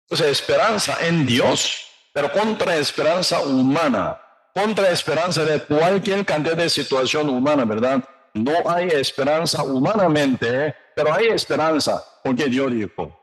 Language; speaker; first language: Spanish; non-native, learner; Korean